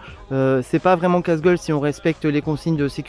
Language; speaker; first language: French; native; French